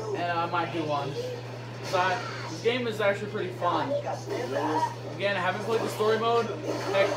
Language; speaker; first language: English; native; English